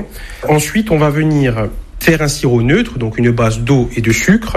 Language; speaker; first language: French; native; French